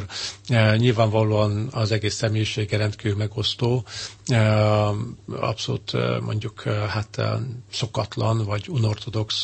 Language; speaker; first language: Hungarian; native; Hungarian